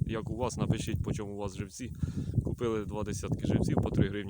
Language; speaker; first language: Ukrainian; native; Ukrainian